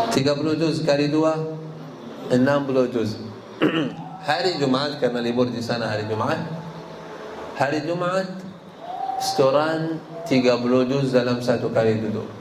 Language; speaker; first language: Indonesian; non-native, learner; Arabic